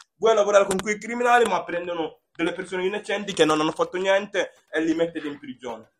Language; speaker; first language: Italian; non-native, fluent; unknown